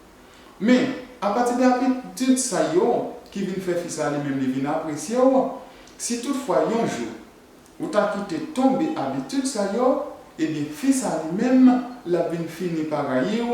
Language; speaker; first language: French; non-native, learner; Haitian Creole